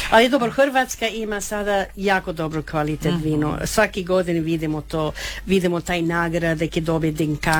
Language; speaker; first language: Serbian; non-native, learner; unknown